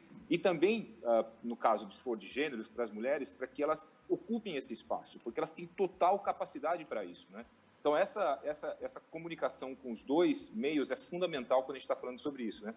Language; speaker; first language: Portuguese; native; Portuguese